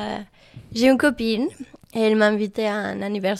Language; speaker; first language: French; non-native, learner; Spanish